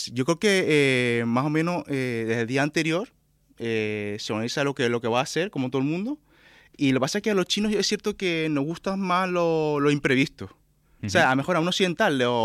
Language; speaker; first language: Spanish; native; Spanish